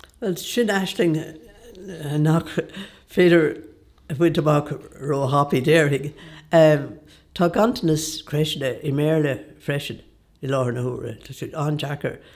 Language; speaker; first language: Irish; non-native, local second language; English